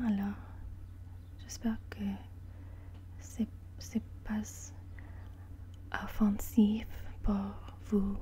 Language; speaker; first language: French; non-native, learner; English